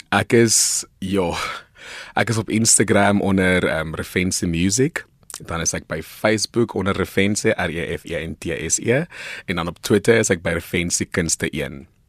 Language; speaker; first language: Afrikaans; non-native, local second language; Northern Sotho